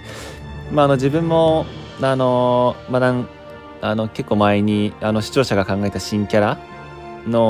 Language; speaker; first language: Japanese; native; Japanese